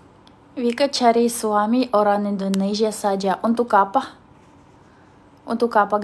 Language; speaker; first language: Indonesian; non-native, learner; Russian